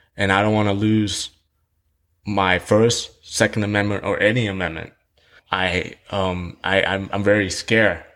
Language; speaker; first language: English; early bilingual, other home language; Vietnamese